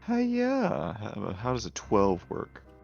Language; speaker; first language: English; native; English